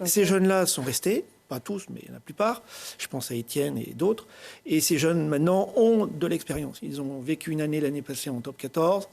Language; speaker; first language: French; native; French